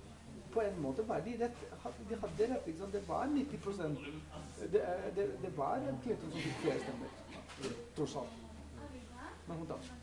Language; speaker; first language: Norwegian; non-native, fluent; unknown